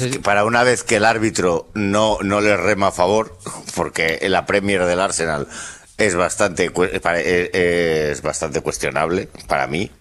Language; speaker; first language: Spanish; native; Spanish